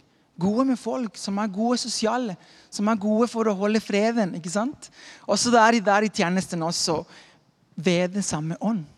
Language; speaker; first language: Norwegian; non-native, fluent; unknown